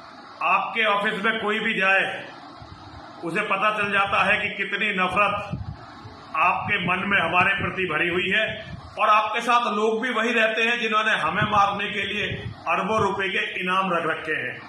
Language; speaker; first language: Hindi; native; Hindi